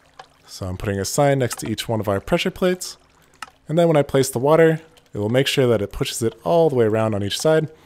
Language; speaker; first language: English; native; English